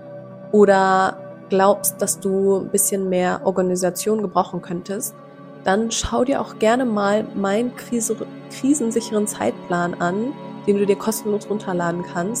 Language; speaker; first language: German; native; German